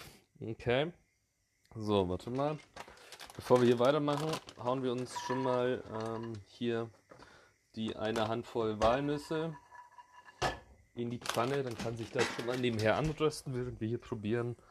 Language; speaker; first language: German; native; German